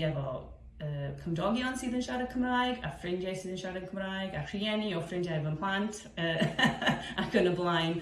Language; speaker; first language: Welsh; non-native, fluent; English